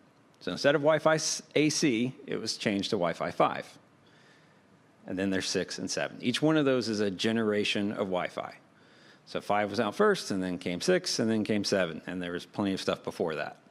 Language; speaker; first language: English; native; English